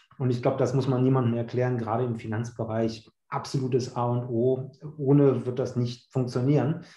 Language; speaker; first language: German; native; German